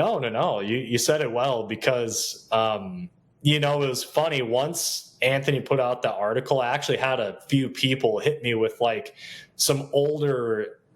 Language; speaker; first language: English; native; English